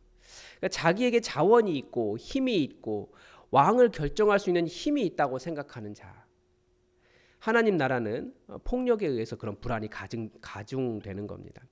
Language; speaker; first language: Korean; native; Korean